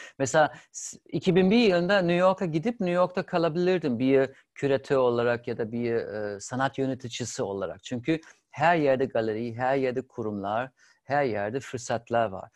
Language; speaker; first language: Turkish; non-native, fluent; German